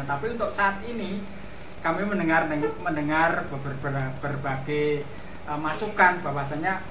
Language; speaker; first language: Indonesian; native; Indonesian